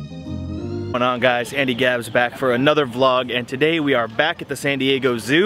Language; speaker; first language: English; native; English